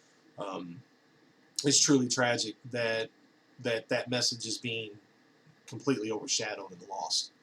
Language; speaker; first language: English; native; English